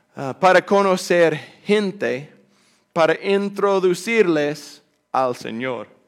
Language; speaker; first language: Spanish; non-native, fluent; English